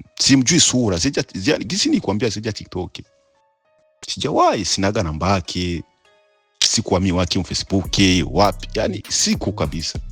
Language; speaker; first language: Swahili; non-native, local second language; Rundi